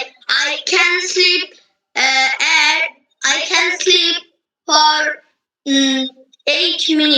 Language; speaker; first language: English; non-native, learner; Bangla